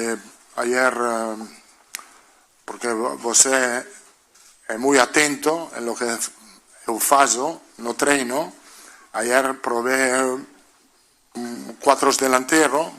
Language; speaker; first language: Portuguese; non-native, learner; Italian